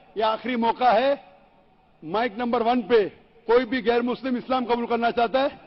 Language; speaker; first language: Hindi; non-native, local second language; Konkani